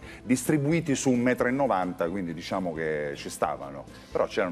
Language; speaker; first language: Italian; native; Italian